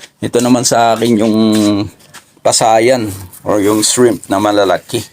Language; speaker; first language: Filipino; native; Filipino